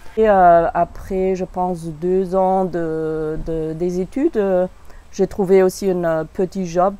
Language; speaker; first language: French; non-native, fluent; German